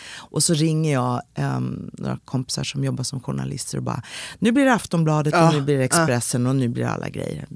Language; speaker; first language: Swedish; native; Swedish